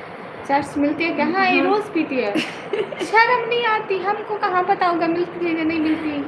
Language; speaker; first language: Hindi; non-native, local second language; Punjabi